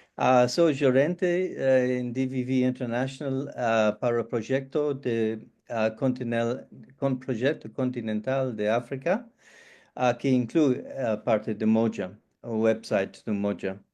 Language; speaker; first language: Portuguese; non-native, fluent; English